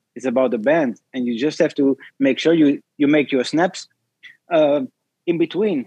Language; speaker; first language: English; non-native, fluent; Dutch